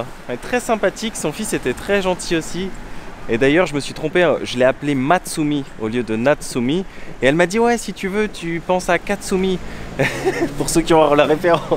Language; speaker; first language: French; native; French